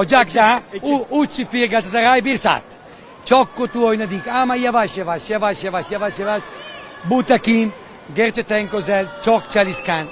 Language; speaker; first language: Turkish; non-native, learner; Italian